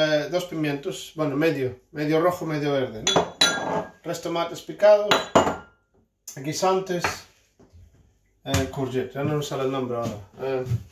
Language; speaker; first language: Spanish; native; Spanish